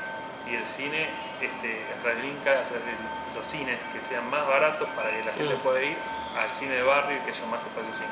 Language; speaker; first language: Spanish; native; Spanish